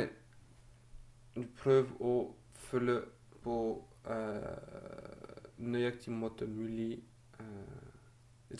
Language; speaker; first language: Norwegian; non-native, learner; French